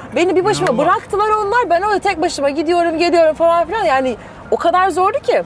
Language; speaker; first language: Turkish; early bilingual, other home language; Russian